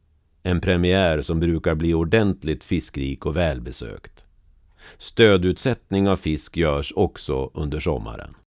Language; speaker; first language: Swedish; native; Swedish